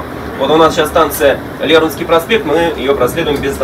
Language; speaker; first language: Russian; native; Russian